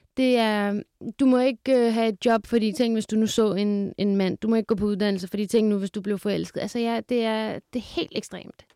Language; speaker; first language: Danish; early bilingual, other home language; Kurdish